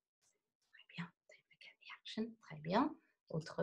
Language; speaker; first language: French; non-native, fluent; English